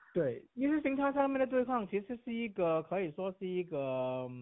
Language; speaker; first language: Chinese; non-native, local second language; Cantonese